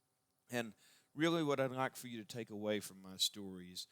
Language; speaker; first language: English; native; English